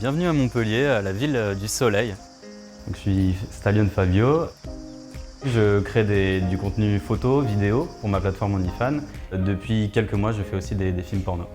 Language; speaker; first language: French; native; French